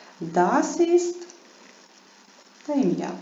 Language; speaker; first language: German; non-native, fluent; Ukrainian